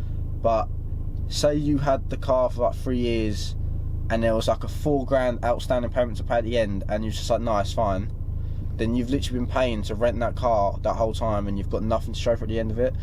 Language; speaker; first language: English; native; English